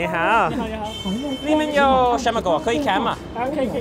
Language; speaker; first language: Chinese; non-native, learner; English